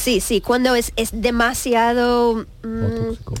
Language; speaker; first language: Spanish; non-native, learner; English